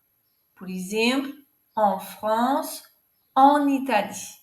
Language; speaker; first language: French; non-native, fluent; Portuguese